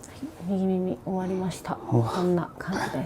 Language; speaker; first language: Japanese; native; Japanese